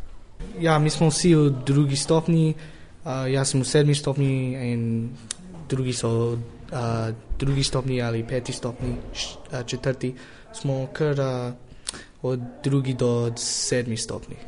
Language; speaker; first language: Slovenian; early bilingual, heritage; English